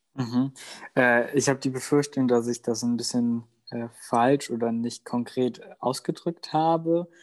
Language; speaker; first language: German; native; German